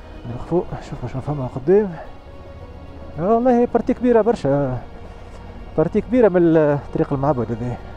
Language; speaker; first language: Arabic; native; Arabic